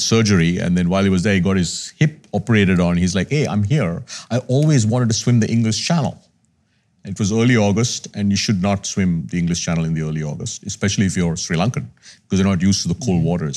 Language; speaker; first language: English; non-native, local second language; Tamil